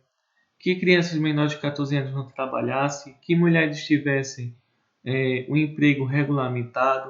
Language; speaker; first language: Portuguese; native; Portuguese